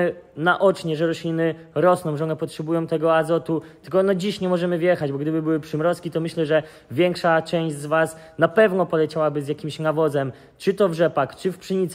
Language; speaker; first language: Polish; native; Polish